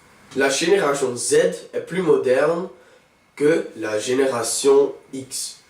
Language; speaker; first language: French; non-native, learner; Dutch